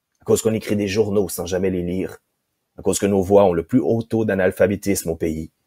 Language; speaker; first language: French; native; French